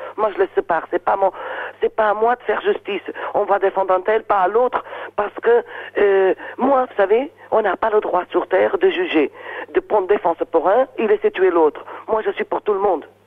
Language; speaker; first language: French; non-native, fluent; Portuguese